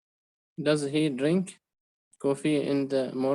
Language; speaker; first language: English; non-native, learner; Arabic